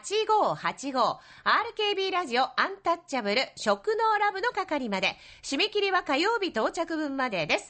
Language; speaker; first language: Japanese; native; Japanese